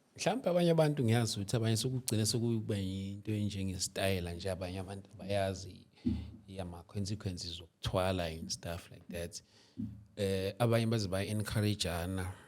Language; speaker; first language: Zulu; native; Zulu